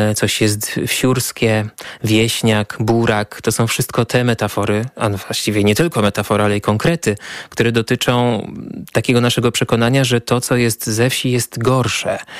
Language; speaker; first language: Polish; native; Polish